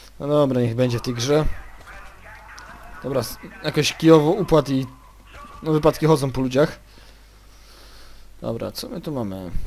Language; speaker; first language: Polish; native; Polish